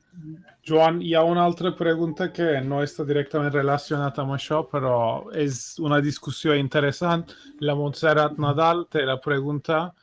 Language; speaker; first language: Catalan; non-native, fluent; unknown